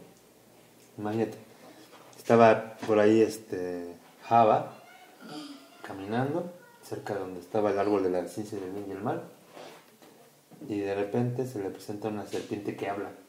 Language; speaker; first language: Spanish; native; Spanish